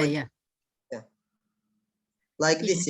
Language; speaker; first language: English; non-native, learner; Arabic